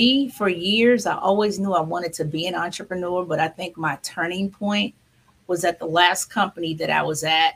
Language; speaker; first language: English; native; English